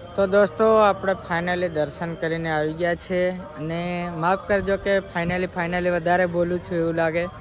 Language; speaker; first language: Gujarati; non-native, local second language; Bhili